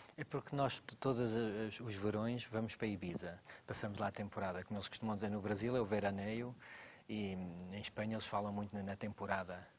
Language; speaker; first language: Portuguese; native; Portuguese